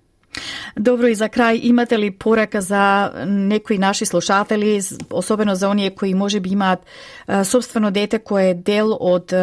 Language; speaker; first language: Macedonian; native; Macedonian